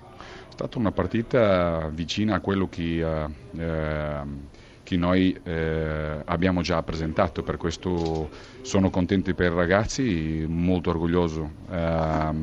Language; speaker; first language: Italian; non-native, fluent; Portuguese